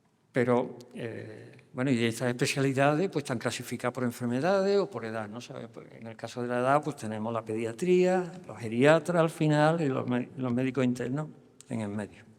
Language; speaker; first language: Spanish; native; Spanish